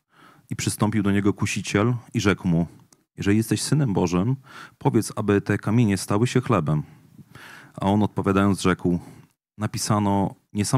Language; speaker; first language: Polish; native; Polish